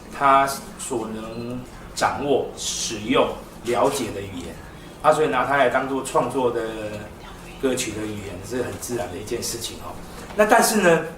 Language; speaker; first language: Chinese; non-native, local second language; Min Nan Chinese